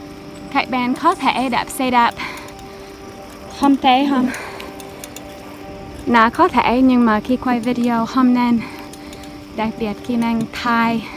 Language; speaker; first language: Vietnamese; non-native, fluent; English